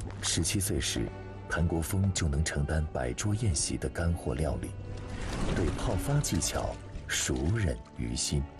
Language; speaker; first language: Chinese; native; Chinese